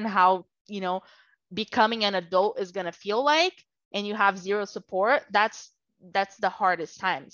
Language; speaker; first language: English; non-native, fluent; Portuguese